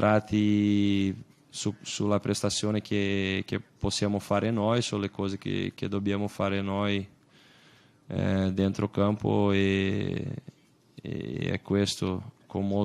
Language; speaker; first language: Italian; non-native, fluent; Portuguese